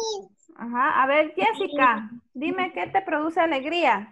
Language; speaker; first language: Spanish; native; Spanish